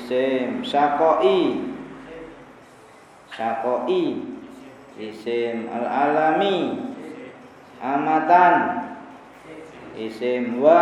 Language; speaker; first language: Arabic; non-native, learner; Indonesian